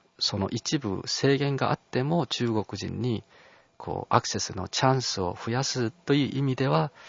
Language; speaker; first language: Japanese; non-native, fluent; Chinese